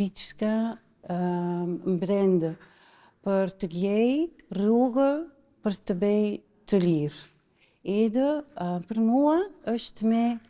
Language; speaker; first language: Albanian; non-native, learner; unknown